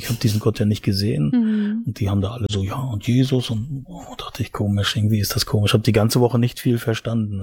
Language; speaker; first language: German; native; German